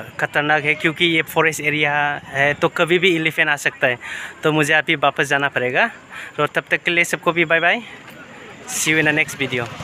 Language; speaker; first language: Hindi; non-native, local second language; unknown